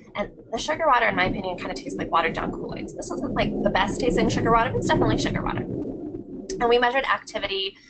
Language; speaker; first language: English; native; English